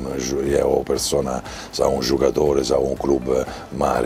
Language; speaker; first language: Romanian; non-native, learner; Italian